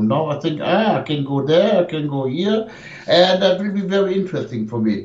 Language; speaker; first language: English; non-native, fluent; German